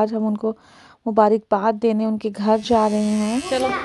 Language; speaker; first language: Hindi; native; Hindi